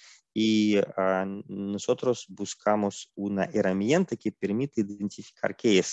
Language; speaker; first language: Spanish; non-native, fluent; Russian